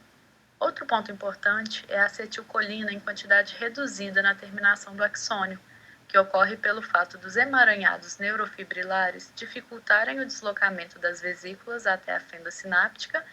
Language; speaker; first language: Portuguese; native; Portuguese